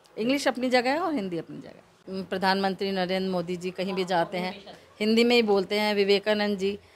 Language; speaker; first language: Hindi; native; Hindi